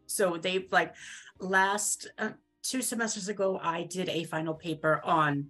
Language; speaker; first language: English; native; English